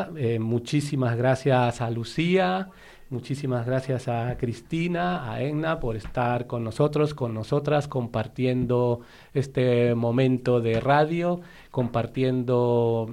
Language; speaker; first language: Spanish; native; Spanish